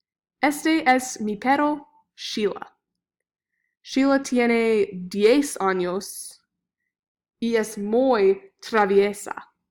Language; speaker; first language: Spanish; non-native, learner; English